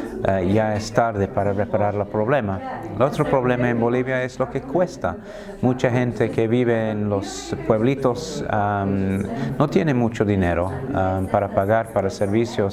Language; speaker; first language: Spanish; non-native, fluent; English